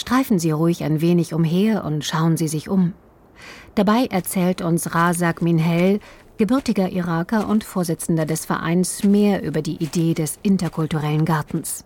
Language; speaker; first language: German; native; German